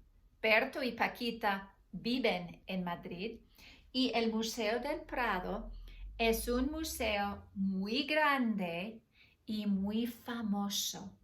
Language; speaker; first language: Spanish; non-native, fluent; English